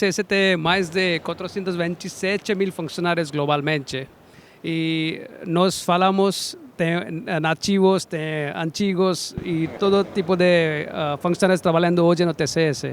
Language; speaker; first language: Portuguese; non-native, learner; Hindi